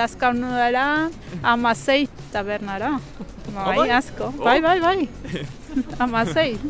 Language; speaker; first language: Basque; non-native, learner; Portuguese